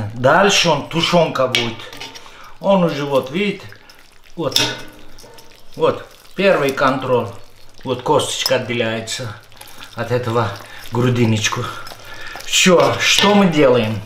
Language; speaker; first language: Russian; non-native, fluent; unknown